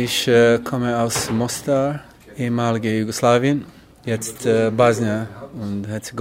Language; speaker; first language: German; non-native, fluent; Croatian